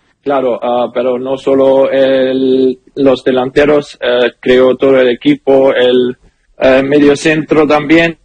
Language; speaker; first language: Spanish; non-native, learner; German